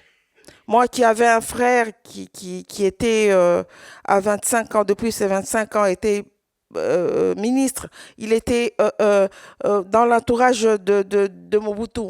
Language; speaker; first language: French; non-native, local second language; Swahili